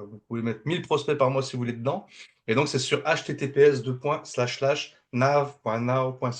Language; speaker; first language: French; native; French